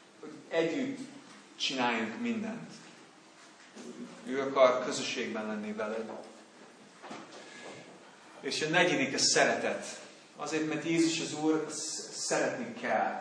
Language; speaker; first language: Hungarian; non-native, learner; English